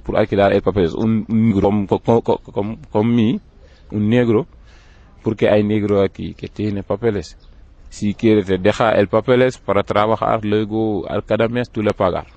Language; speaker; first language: Spanish; non-native, learner; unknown